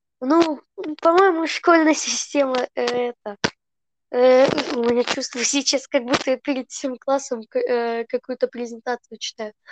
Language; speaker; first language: Russian; early bilingual, heritage; Russian